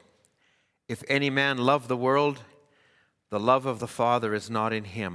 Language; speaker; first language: English; native; English